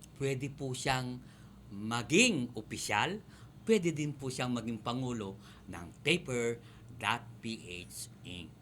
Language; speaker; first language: Filipino; non-native, local second language; Pampanga